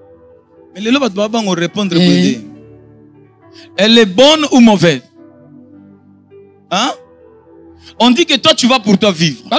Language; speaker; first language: French; non-native, local second language; Lingala